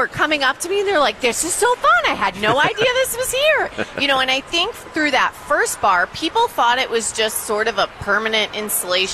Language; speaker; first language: English; native; English